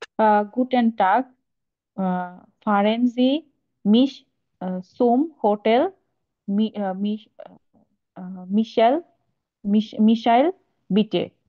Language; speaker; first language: German; non-native, learner; Bangla